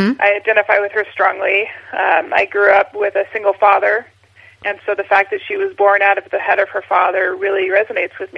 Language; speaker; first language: English; native; English